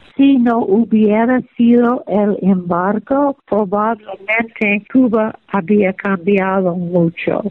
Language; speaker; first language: Spanish; non-native, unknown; English